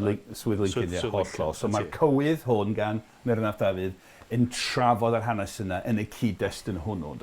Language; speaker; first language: Welsh; non-native, fluent; English